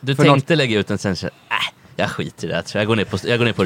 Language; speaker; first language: Swedish; native; Swedish